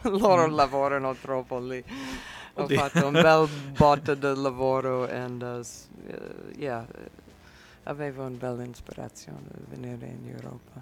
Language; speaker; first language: Italian; non-native, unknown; English